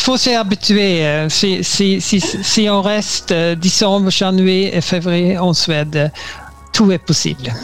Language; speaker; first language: French; non-native, learner; Swedish